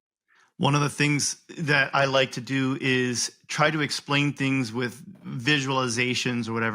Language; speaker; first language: English; native; English